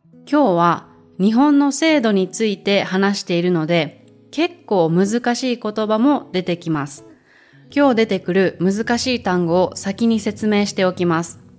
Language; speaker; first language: Japanese; native; Japanese